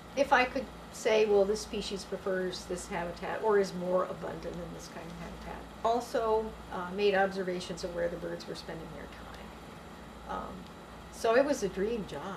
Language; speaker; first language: English; native; English